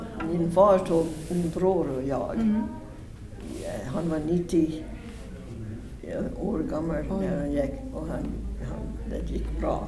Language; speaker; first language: Swedish; early bilingual, heritage; English